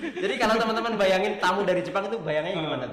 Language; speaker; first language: Indonesian; native; Indonesian